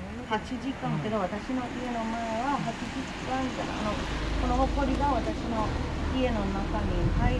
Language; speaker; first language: Japanese; non-native, learner; English